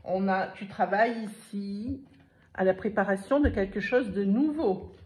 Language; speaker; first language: French; native; French